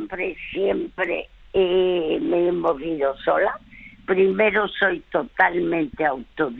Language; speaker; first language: Spanish; early bilingual, other home language; French